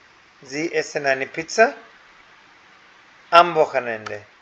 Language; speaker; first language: German; non-native, fluent; Hindi